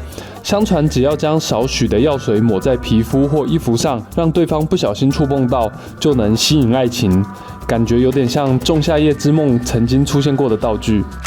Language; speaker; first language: Chinese; native; Chinese